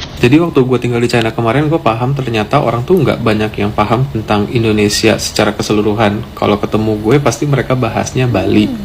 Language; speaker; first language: Indonesian; native; Indonesian